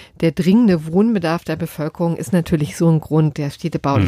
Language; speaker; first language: German; native; German